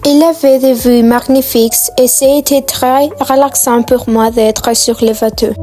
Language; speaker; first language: French; non-native, learner; Spanish